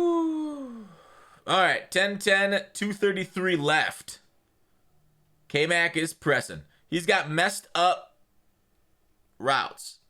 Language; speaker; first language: English; native; English